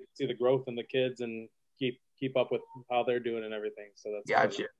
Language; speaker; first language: English; native; English